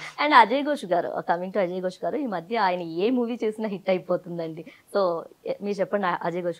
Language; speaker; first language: Telugu; native; Telugu